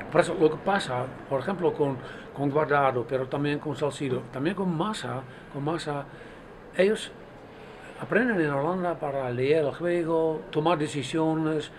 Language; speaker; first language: Spanish; non-native, fluent; Dutch